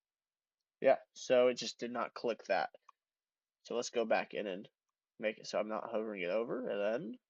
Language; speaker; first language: English; native; English